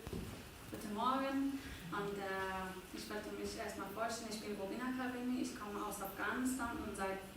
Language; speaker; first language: German; non-native, fluent; Persian